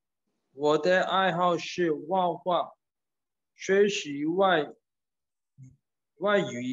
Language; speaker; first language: Chinese; non-native, learner; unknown